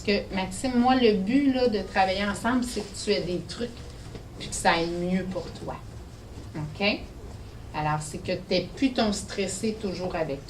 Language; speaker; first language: French; native; French